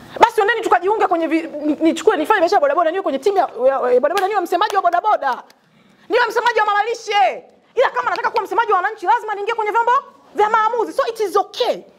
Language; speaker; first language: Swahili; native; Swahili